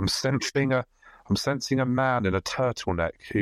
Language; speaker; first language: English; native; English